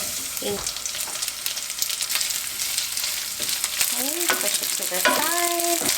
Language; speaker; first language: English; native; English